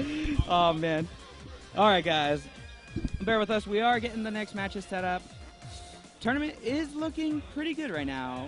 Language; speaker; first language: English; native; English